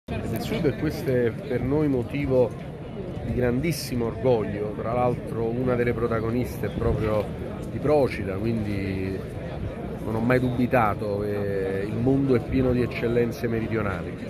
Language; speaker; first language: Italian; native; Italian